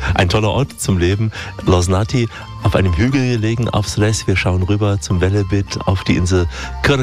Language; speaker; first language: German; native; German